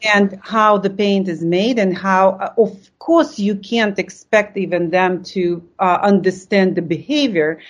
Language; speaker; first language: English; non-native, fluent; Lithuanian